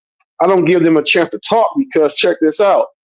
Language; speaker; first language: English; native; English